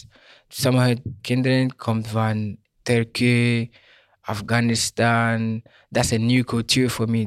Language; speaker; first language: Dutch; non-native, learner; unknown